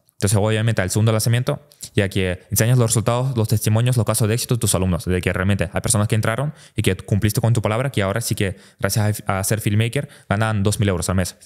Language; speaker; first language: Spanish; early bilingual, other home language; Russian